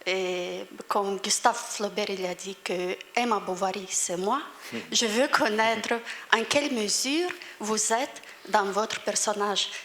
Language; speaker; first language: French; non-native, fluent; Romanian